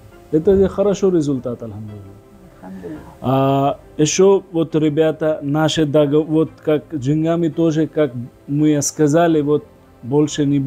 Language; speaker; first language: Russian; non-native, learner; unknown